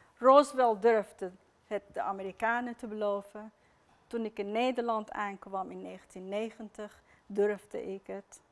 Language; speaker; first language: Dutch; non-native, fluent; Persian